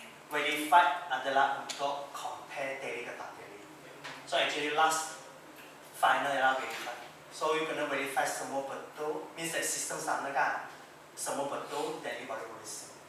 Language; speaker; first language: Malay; non-native, local second language; Chinese